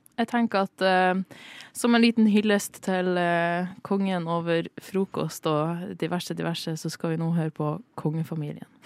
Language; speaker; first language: Norwegian; native; Norwegian